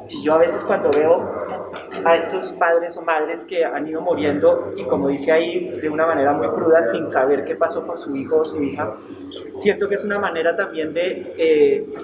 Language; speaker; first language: Spanish; native; Spanish